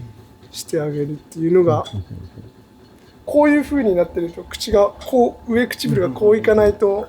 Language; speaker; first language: Japanese; native; Japanese